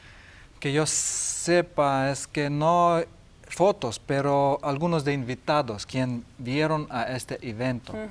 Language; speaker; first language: Spanish; non-native, learner; Lithuanian